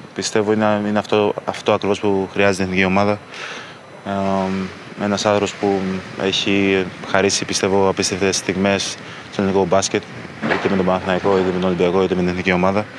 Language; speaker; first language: Greek; early bilingual, other home language; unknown